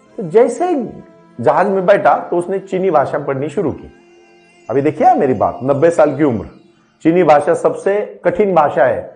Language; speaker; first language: Hindi; non-native, local second language; Marathi